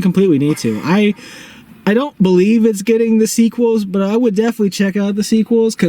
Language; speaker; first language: English; native; English